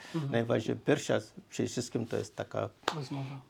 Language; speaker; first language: Polish; non-native, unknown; Swahili